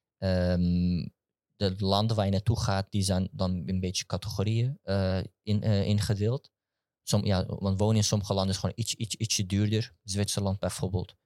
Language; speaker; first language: Dutch; early bilingual, other home language; Turkish